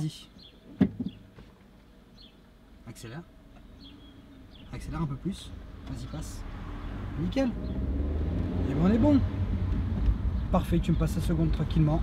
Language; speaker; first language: French; native; French